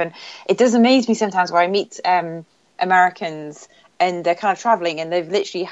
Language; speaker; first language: English; native; English